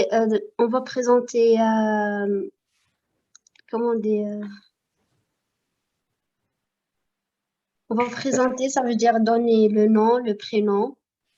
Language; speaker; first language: French; non-native, learner; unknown